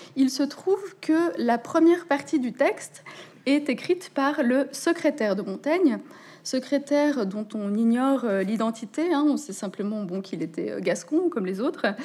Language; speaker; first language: French; native; French